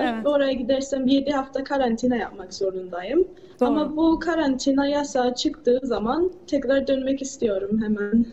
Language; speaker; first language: Turkish; early bilingual, heritage; English